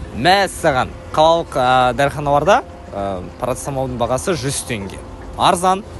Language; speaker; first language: Kazakh; native; Kazakh